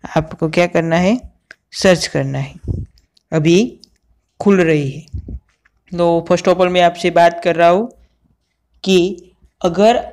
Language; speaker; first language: Hindi; non-native, local second language; Gujarati